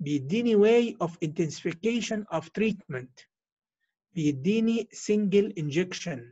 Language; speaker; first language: Arabic; native; Arabic